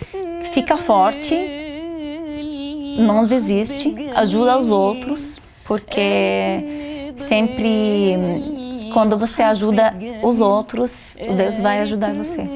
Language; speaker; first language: Portuguese; non-native, fluent; Arabic